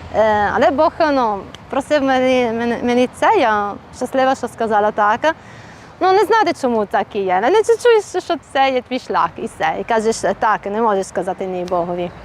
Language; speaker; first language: Ukrainian; non-native, learner; Italian